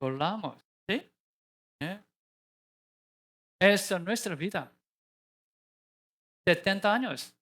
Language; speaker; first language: Spanish; non-native, learner; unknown